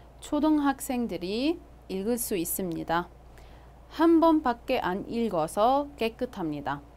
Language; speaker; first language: Korean; non-native, fluent; Arabic